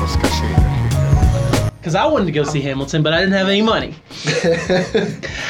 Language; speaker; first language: English; native; English